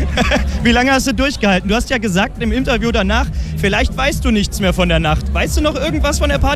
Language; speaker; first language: German; native; German